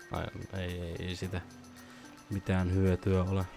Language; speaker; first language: Finnish; native; Finnish